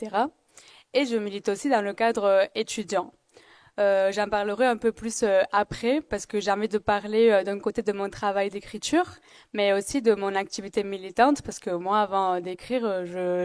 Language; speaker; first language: French; native; French